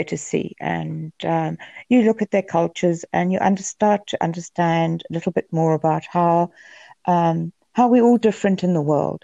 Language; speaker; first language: English; native; English